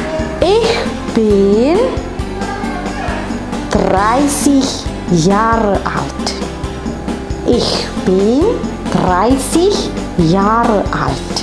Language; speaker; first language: German; non-native, fluent; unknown